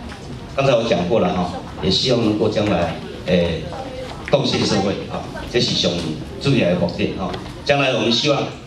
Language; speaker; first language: Chinese; native; Chinese